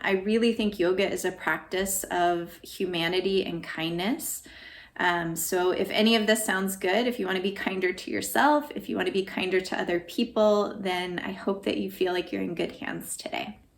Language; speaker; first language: English; native; English